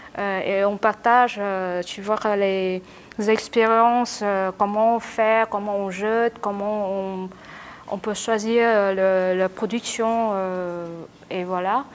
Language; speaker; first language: French; non-native, learner; Vietnamese